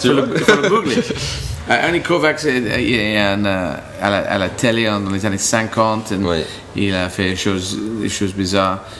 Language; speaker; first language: French; non-native, learner; English